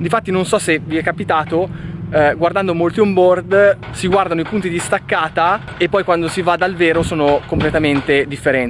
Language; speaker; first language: Italian; native; Italian